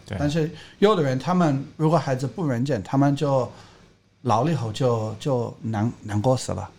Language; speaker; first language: Chinese; non-native, fluent; English